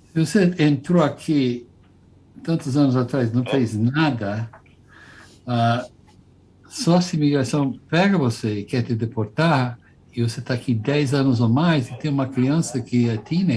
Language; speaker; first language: Portuguese; non-native, fluent; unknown